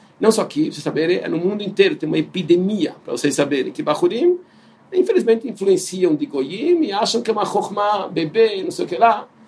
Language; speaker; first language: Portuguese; non-native, fluent; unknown